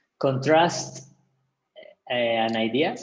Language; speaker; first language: English; non-native, learner; Spanish